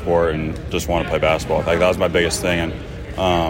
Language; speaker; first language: English; native; English